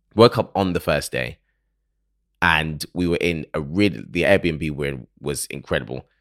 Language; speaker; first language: English; native; English